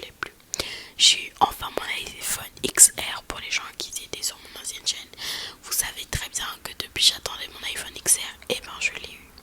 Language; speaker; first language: French; native; French